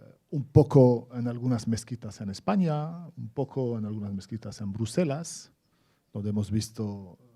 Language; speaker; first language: Spanish; non-native, fluent; Arabic